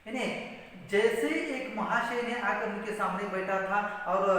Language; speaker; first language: Hindi; non-native, local second language; Kannada